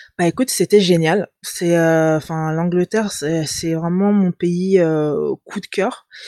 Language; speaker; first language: French; native; French